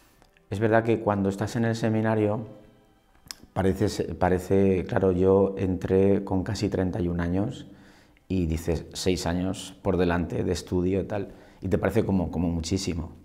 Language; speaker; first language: Spanish; native; Spanish